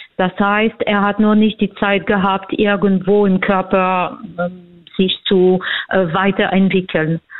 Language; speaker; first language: German; non-native, fluent; French